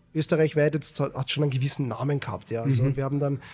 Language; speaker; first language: German; native; German